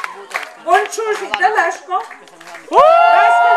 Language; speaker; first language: Ukrainian; early bilingual, heritage; Ukrainian